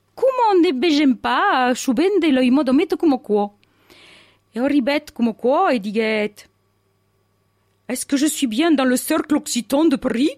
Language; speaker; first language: French; native; French